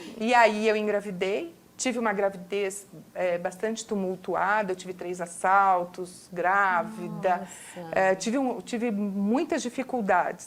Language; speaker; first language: Portuguese; native; Portuguese